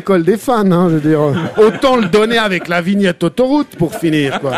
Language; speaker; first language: French; native; French